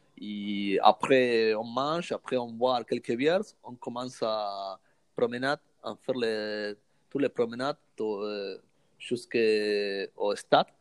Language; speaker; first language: French; non-native, learner; Spanish